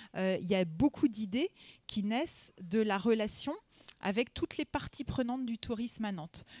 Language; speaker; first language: French; native; French